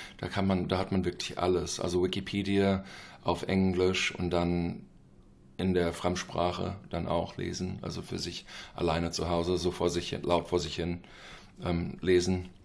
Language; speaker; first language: German; non-native, fluent; English